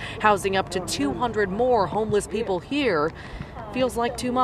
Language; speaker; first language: English; native; English